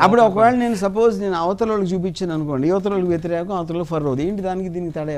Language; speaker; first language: Telugu; native; Telugu